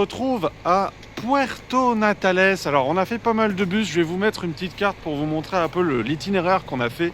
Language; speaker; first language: French; native; French